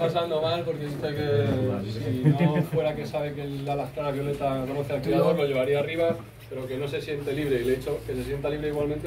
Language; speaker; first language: Spanish; native; Spanish